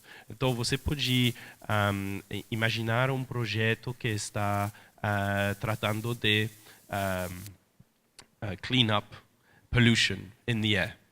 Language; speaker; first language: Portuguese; non-native, fluent; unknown